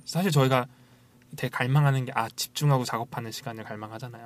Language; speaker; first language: Korean; native; Korean